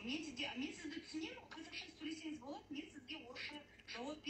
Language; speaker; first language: Kazakh; non-native, local second language; Russian